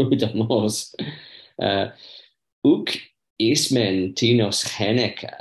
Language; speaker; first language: Greek; non-native, learner; English